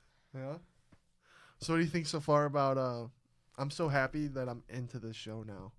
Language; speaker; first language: English; native; English